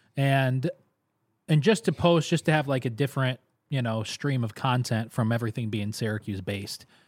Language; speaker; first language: English; native; English